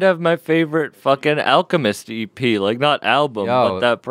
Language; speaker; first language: English; native; English